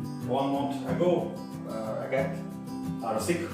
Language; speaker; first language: English; non-native, learner; Russian